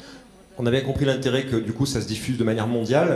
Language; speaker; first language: French; native; French